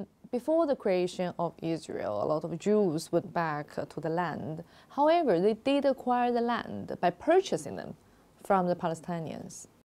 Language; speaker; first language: English; non-native, fluent; Chinese